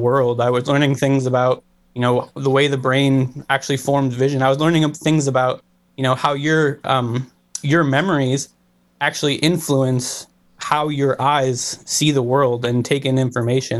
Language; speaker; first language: English; native; English